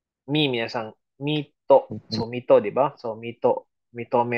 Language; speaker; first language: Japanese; non-native, fluent; Filipino